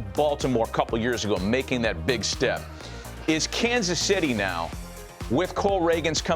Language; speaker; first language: English; native; English